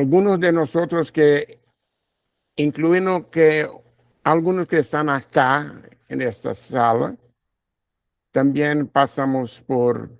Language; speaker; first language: Spanish; non-native, learner; Portuguese